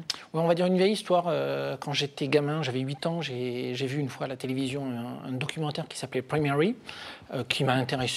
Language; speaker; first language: French; native; French